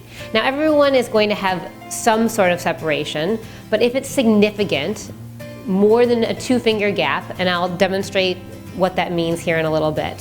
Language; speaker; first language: English; native; English